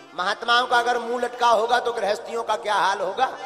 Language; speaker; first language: Hindi; native; Hindi